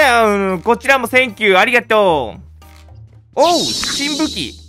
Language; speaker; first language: Japanese; native; Japanese